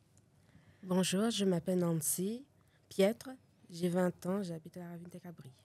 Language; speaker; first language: French; non-native, local second language; Réunion Creole French